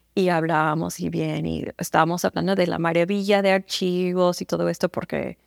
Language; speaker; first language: Spanish; non-native, fluent; English